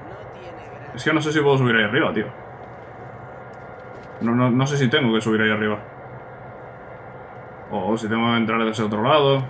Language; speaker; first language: Spanish; native; Spanish